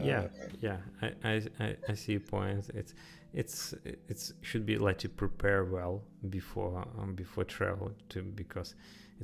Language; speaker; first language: English; non-native, learner; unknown